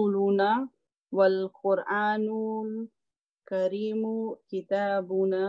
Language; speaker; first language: Arabic; non-native, learner; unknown